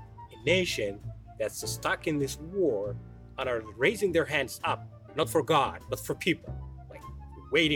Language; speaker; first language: English; non-native, fluent; Somali